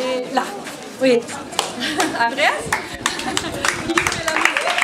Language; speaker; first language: French; non-native, fluent; German